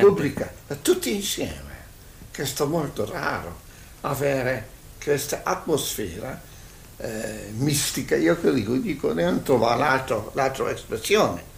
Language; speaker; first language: Italian; non-native, learner; Hungarian